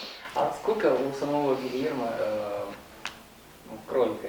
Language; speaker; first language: Russian; non-native, learner; Korean